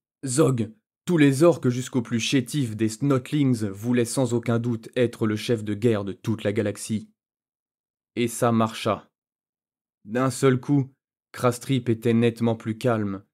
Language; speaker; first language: French; native; French